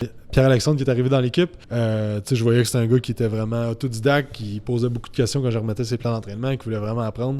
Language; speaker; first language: French; native; French